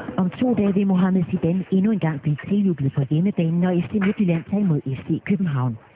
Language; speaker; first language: Danish; native; Danish